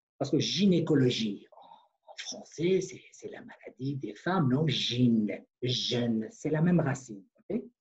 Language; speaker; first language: French; non-native, fluent; Kurdish